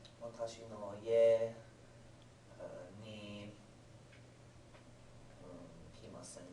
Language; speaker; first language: Japanese; non-native, learner; English